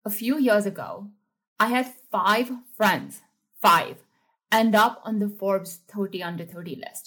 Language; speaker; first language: English; non-native, local second language; Hindi